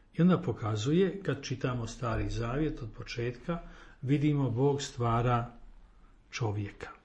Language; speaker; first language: Croatian; native; Croatian